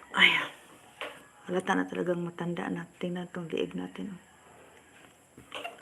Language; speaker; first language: Filipino; non-native, local second language; Cebuano